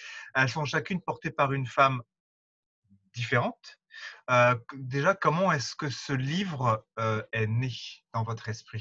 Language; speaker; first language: French; native; French